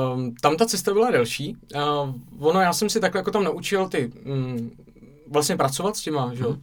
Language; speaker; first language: Czech; native; Czech